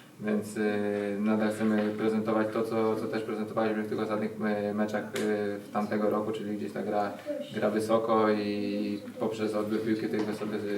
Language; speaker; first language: Polish; native; Polish